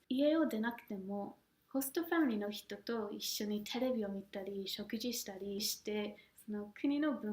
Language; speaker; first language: Japanese; non-native, fluent; English